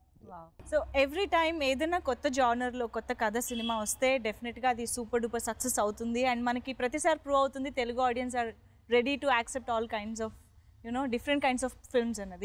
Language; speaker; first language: Telugu; native; Telugu